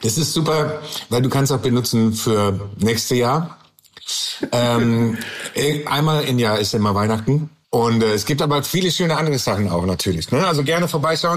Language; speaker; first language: German; non-native, learner; English